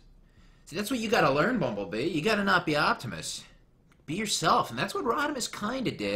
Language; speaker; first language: English; native; English